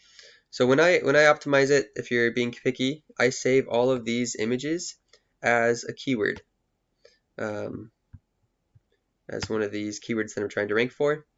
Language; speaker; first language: English; native; English